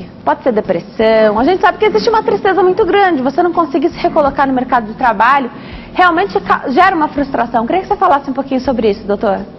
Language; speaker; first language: Portuguese; native; Portuguese